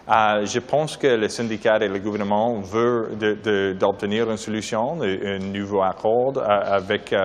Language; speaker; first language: French; non-native, learner; English